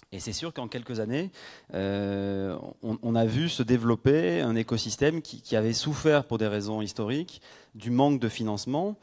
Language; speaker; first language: French; native; French